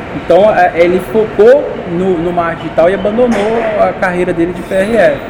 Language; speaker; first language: Portuguese; native; Portuguese